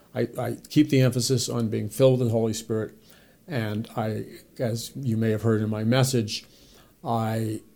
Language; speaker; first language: English; native; English